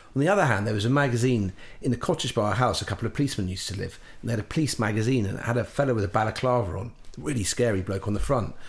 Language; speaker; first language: English; native; English